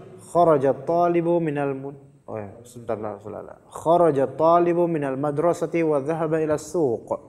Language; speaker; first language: Arabic; non-native, fluent; Indonesian